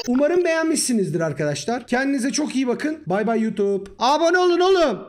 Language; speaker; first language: Turkish; native; Turkish